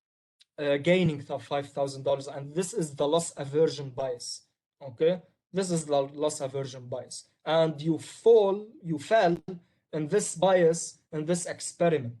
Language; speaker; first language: English; non-native, local second language; Arabic